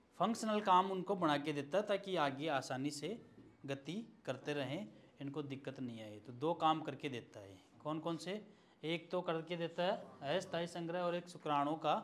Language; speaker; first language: Hindi; native; Hindi